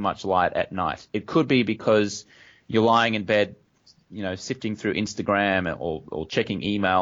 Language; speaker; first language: English; native; English